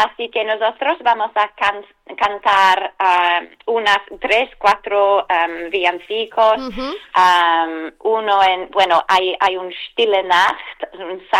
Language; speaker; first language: Spanish; non-native, fluent; English